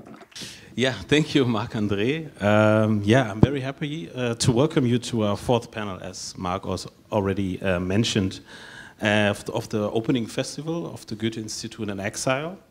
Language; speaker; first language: English; non-native, fluent; German